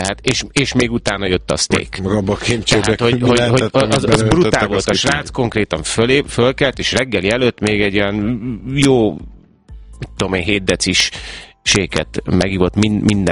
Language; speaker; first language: Hungarian; native; Hungarian